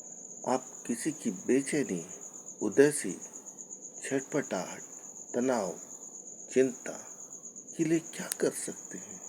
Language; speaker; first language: Hindi; native; Hindi